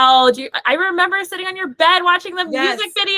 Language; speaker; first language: English; native; English